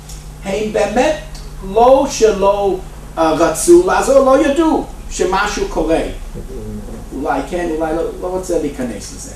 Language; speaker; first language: Hebrew; non-native, fluent; English